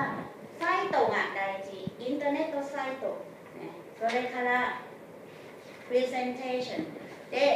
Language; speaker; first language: Japanese; non-native, fluent; Thai